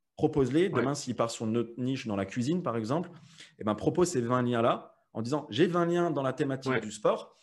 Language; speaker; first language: French; native; French